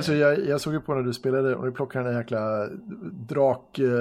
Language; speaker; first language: Swedish; native; Swedish